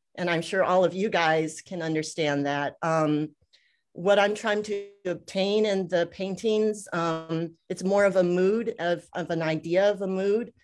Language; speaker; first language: English; native; English